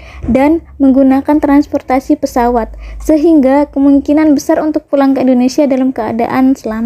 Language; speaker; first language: Indonesian; native; Indonesian